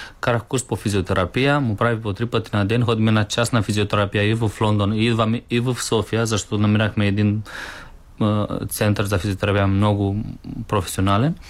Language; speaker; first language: Bulgarian; non-native, learner; Romanian